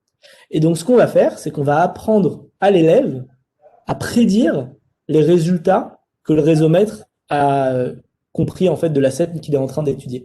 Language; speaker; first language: French; native; French